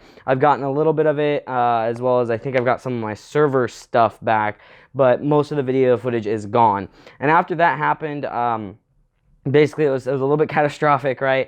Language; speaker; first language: English; native; English